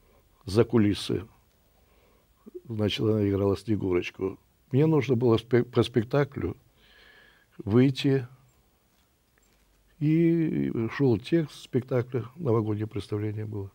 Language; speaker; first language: Russian; native; Russian